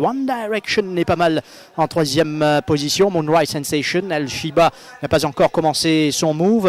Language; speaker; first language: French; non-native, local second language; Morisyen